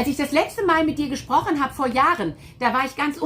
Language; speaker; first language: German; native; German